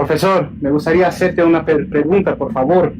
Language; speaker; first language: Spanish; non-native, fluent; Portuguese